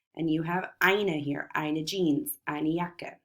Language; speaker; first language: German; non-native, fluent; English